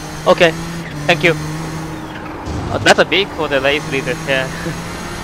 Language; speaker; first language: English; non-native, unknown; Japanese